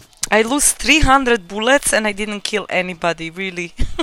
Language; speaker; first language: English; non-native, fluent; Croatian